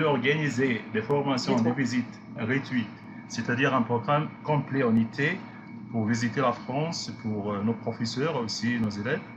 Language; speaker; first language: French; non-native, fluent; Arabic